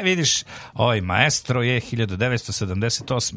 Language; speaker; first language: Serbian; native; Serbian